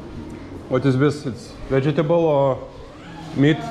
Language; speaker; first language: English; non-native, learner; Lithuanian